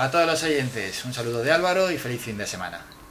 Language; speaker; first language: Spanish; native; Spanish